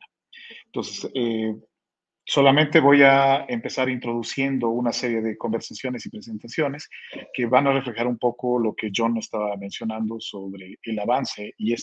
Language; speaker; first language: Spanish; native; Spanish